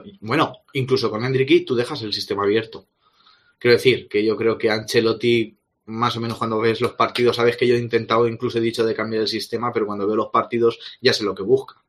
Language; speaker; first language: Spanish; native; Spanish